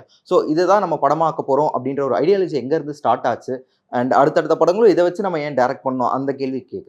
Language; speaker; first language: Tamil; native; Tamil